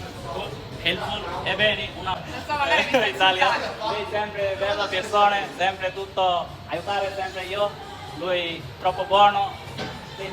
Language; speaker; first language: Italian; non-native, learner; Bangla